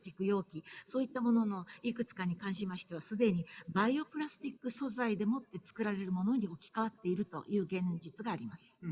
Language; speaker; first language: Japanese; native; Japanese